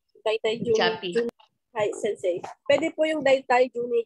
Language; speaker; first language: Japanese; non-native, learner; Filipino